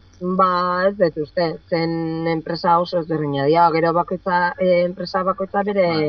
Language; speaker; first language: Basque; non-native, local second language; Spanish